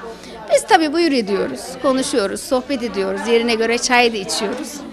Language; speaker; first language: Turkish; native; Turkish